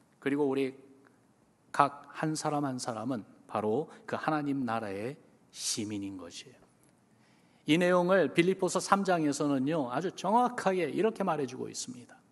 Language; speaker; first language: Korean; early bilingual, other home language; English